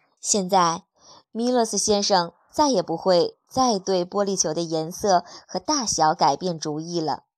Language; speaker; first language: Chinese; native; Chinese